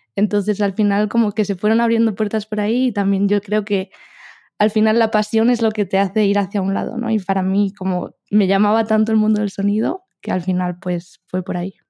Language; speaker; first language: Spanish; native; Spanish